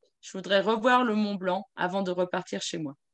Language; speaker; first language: French; native; French